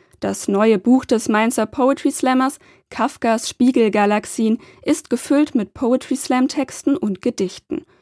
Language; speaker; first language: German; native; German